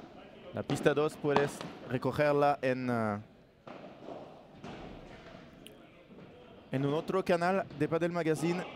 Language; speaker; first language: Spanish; non-native, learner; French